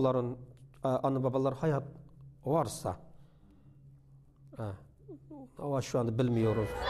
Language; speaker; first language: Turkish; non-native, learner; Uyghur